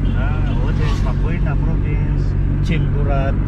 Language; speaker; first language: Russian; non-native, learner; Filipino